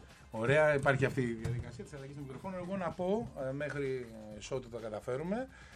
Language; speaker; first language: Greek; native; Greek